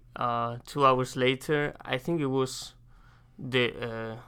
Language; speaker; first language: English; non-native, fluent; Spanish